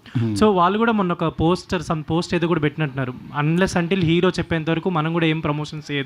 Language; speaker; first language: Telugu; native; Telugu